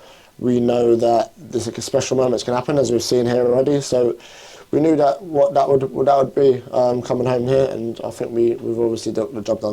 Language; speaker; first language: English; native; English